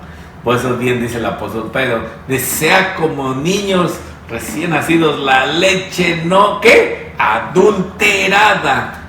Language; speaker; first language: Spanish; native; Spanish